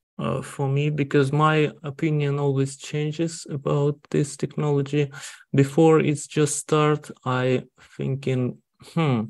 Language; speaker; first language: English; non-native, learner; Russian